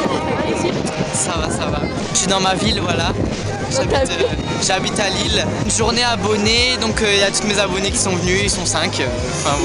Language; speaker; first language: French; native; French